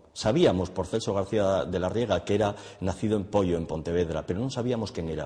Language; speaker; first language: Spanish; non-native, local second language; Galician